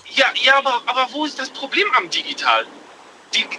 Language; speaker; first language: German; native; German